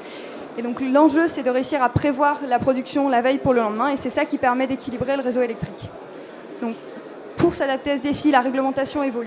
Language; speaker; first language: French; native; French